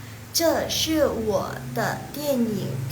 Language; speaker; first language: Chinese; non-native, fluent; Indonesian